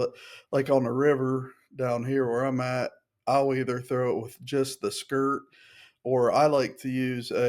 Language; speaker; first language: English; native; English